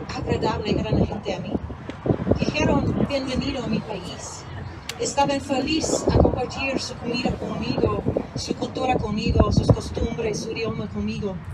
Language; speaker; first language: Spanish; non-native, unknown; English